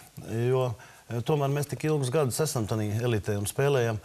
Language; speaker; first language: Latvian; native; Latvian